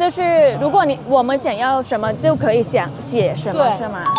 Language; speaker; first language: Chinese; non-native, fluent; Thai